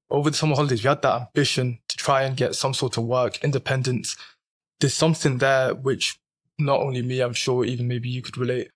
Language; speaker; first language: English; native; English